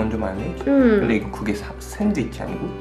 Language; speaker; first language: Korean; non-native, fluent; Japanese